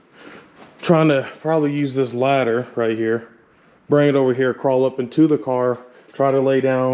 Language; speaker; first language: English; native; English